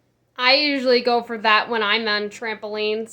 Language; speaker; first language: English; native; English